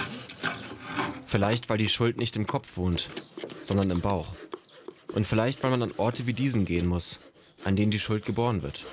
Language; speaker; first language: German; native; German